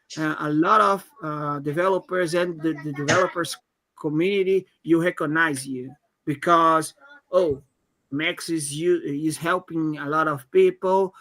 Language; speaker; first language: English; non-native, fluent; Portuguese